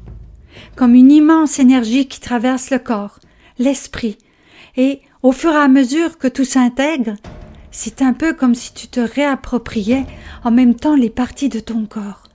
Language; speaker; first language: French; native; French